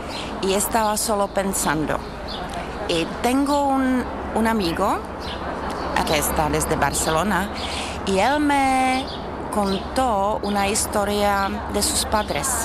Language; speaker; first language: Spanish; non-native, fluent; Czech